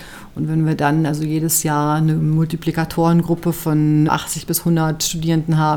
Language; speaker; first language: German; native; German